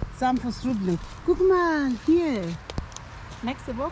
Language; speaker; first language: German; non-native, learner; Turkish